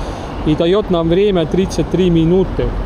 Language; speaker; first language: Russian; non-native, local second language; Estonian